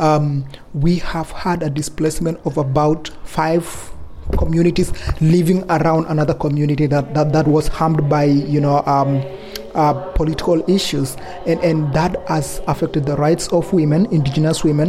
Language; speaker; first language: English; non-native, local second language; Kalenjin